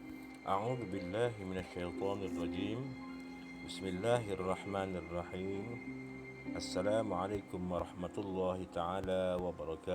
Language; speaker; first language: Arabic; non-native, fluent; Malay